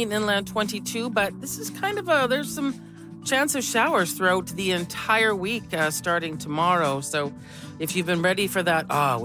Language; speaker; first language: English; native; English